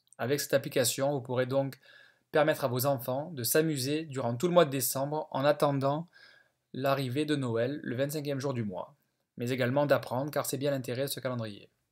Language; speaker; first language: French; native; French